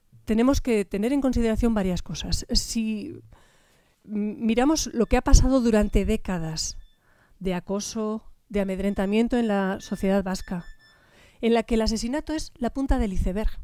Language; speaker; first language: Spanish; native; Spanish